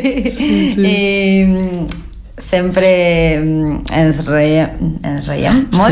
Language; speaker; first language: Catalan; non-native, learner; Spanish